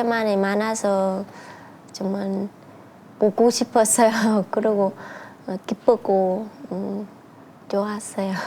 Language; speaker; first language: Korean; non-native, learner; Vietnamese